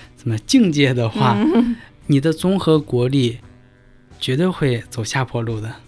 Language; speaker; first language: Chinese; native; Chinese